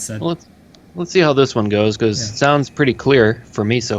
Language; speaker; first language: English; native; English